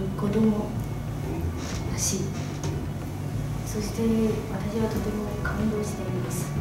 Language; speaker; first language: Japanese; non-native, learner; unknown